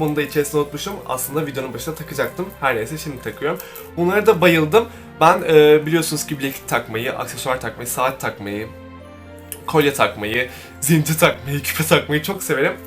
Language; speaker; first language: Turkish; native; Turkish